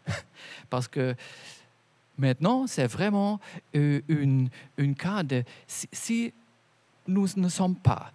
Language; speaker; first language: French; non-native, fluent; German